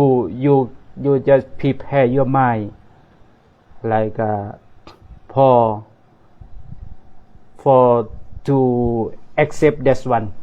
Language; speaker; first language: English; non-native, learner; Thai